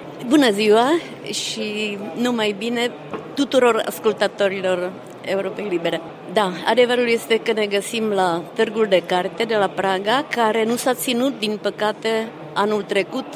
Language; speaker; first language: Romanian; non-native, fluent; Czech